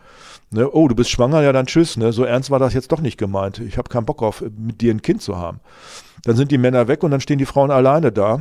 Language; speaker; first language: German; native; German